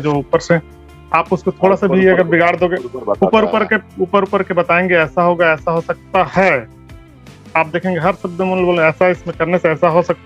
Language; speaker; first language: Hindi; native; Hindi